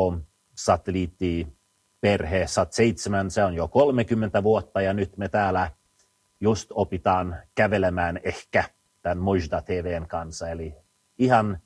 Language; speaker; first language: Finnish; early bilingual, heritage; Finnish